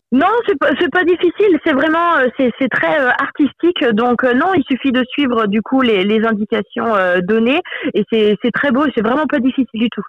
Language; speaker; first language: French; native; French